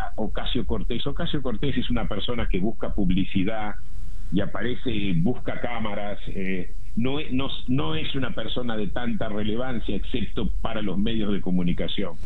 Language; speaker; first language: Spanish; native; Spanish